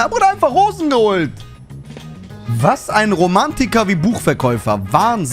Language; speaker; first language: German; native; German